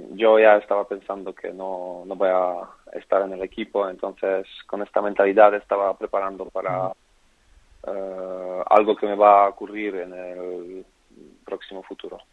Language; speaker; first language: Spanish; non-native, fluent; Polish